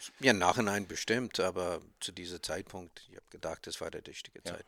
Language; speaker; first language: German; non-native, learner; English